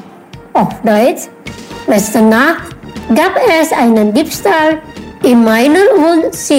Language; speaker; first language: German; non-native, learner; Indonesian